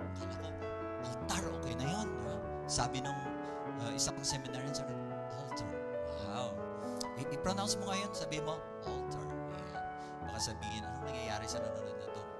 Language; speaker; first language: Filipino; non-native, local second language; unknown